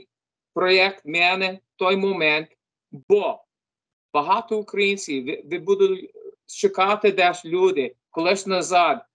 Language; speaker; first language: Ukrainian; early bilingual, heritage; Ukrainian